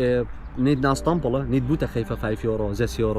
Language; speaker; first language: Dutch; non-native, learner; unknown